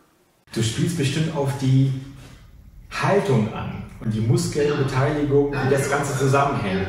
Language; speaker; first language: German; native; German